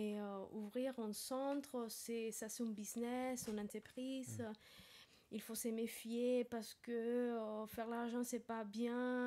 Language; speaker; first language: French; non-native, fluent; Spanish